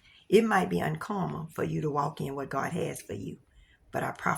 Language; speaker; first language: English; native; English